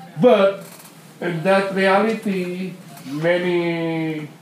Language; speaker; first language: English; non-native, learner; Indonesian